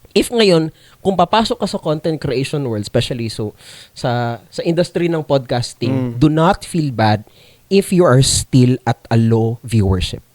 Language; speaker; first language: Filipino; non-native, local second language; Cebuano